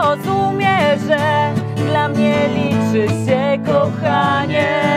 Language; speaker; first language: Polish; native; Polish